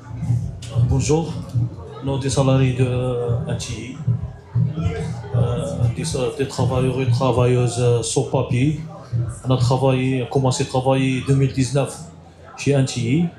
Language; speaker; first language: French; non-native, learner; Arabic